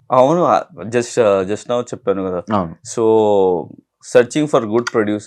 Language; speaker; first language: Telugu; non-native, learner; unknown